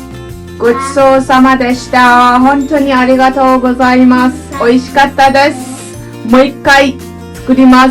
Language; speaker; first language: Japanese; non-native, learner; Persian